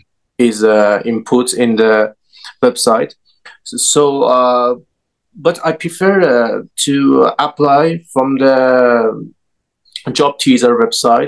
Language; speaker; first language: English; non-native, learner; Persian